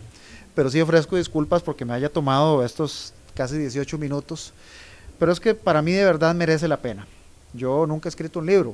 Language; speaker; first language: Spanish; native; Spanish